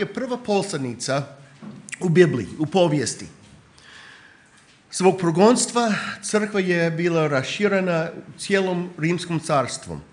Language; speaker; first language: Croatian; non-native, fluent; English